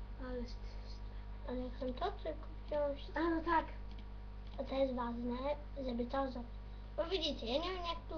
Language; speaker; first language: Polish; native; Polish